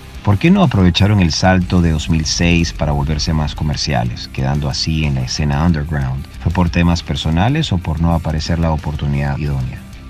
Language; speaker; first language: Spanish; native; Spanish